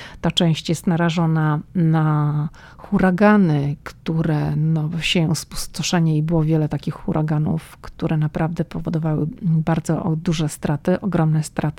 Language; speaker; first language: Polish; native; Polish